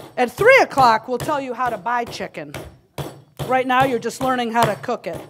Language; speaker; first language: English; native; English